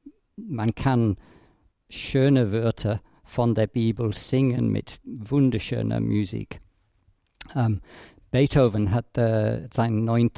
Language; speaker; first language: German; non-native, fluent; English